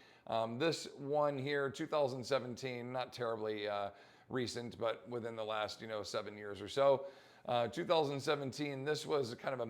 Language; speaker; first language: English; native; English